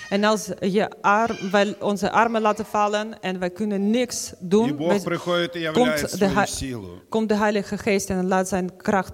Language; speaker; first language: Dutch; non-native, fluent; Ukrainian